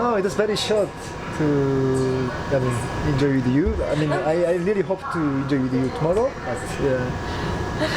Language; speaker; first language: English; non-native, fluent; Korean